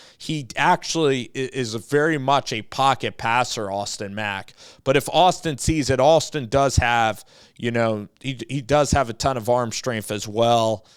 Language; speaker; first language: English; native; English